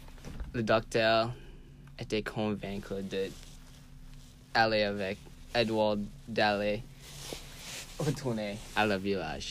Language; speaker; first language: French; non-native, learner; English